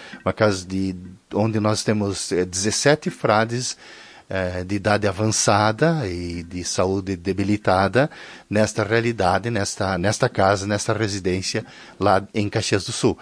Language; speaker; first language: Portuguese; native; Portuguese